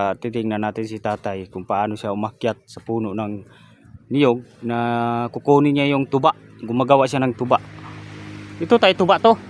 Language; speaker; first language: Filipino; non-native, local second language; Cebuano